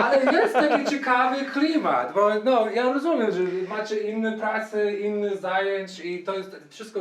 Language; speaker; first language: Polish; non-native, learner; English